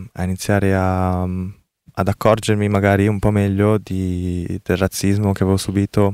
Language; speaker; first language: Italian; early bilingual, other home language; Korean